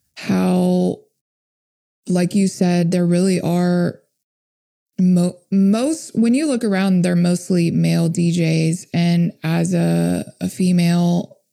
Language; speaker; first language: English; native; English